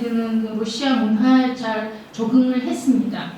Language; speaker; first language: Korean; early bilingual, heritage; Russian